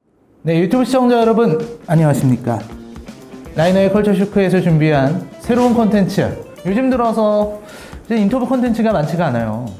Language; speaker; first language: Korean; native; Korean